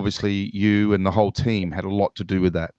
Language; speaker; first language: English; native; English